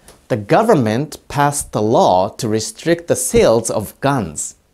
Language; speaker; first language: English; non-native, fluent; Japanese